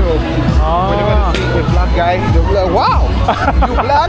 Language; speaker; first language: English; non-native, learner; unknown